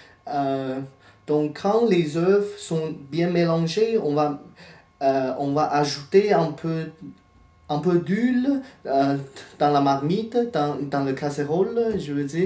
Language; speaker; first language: French; non-native, fluent; Chinese